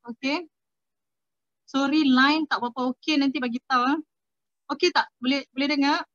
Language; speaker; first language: Malay; native; Malay